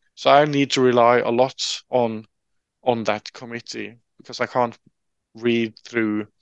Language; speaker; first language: English; non-native, fluent; Norwegian